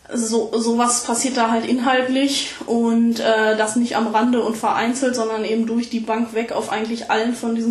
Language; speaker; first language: German; native; German